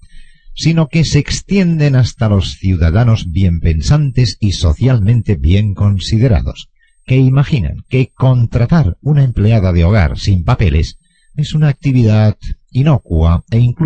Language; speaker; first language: Spanish; native; Spanish